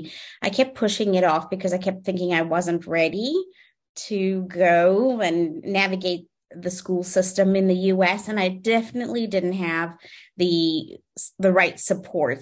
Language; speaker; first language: English; non-native, local second language; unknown